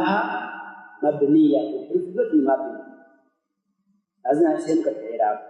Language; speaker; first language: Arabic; non-native, fluent; Swahili